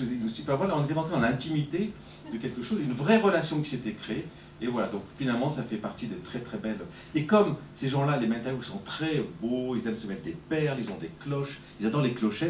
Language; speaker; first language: French; native; French